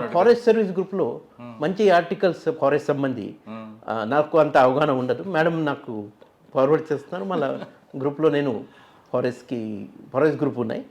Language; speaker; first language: Telugu; non-native, fluent; Marathi